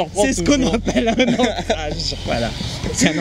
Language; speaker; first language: French; native; French